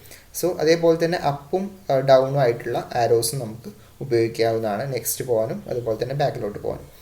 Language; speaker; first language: Malayalam; native; Malayalam